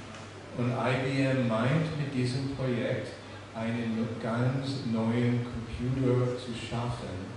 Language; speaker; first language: German; non-native, fluent; English